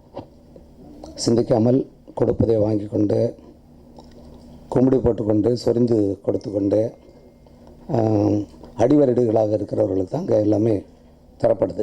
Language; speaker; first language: Tamil; native; Tamil